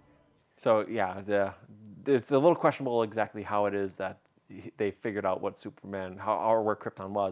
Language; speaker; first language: English; native; English